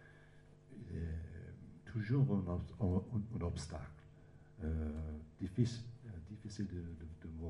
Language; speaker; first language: French; non-native, learner; English